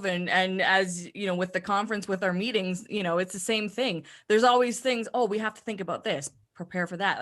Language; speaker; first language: English; native; English